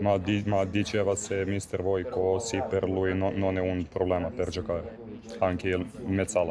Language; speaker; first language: Italian; non-native, learner; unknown